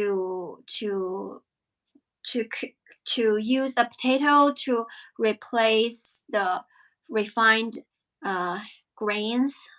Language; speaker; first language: English; non-native, fluent; Chinese